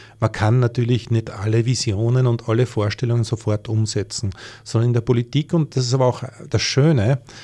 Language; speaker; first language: German; native; German